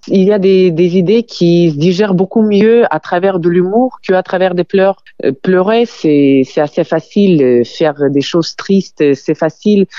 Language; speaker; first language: French; non-native, fluent; Ukrainian